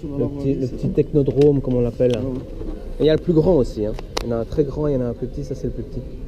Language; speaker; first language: French; native; French